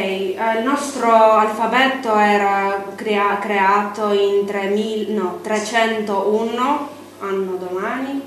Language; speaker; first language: Italian; non-native, learner; Armenian